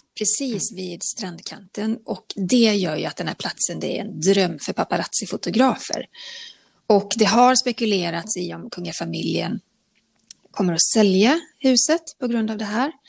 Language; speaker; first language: Swedish; native; Swedish